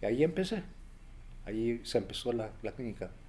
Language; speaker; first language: Spanish; early bilingual, other home language; English